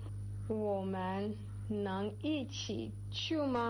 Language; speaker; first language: Chinese; non-native, learner; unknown